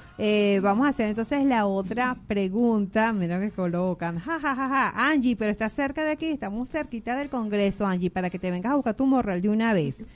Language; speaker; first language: Spanish; native; Spanish